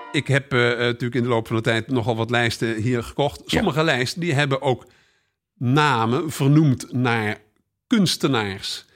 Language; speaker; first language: Dutch; native; Dutch